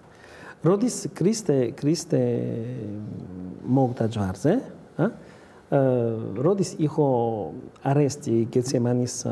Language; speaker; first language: Georgian; non-native, learner; French